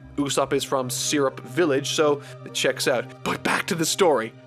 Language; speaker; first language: English; native; English